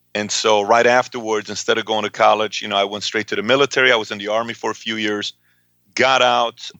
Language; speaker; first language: English; early bilingual, other home language; Persian